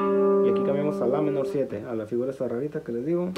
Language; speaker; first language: Spanish; native; Spanish